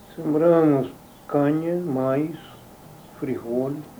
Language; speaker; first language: Spanish; native; Spanish